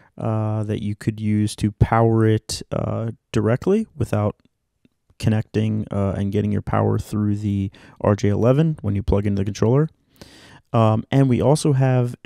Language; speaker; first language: English; native; English